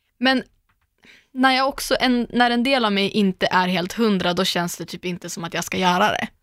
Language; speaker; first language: Swedish; native; Swedish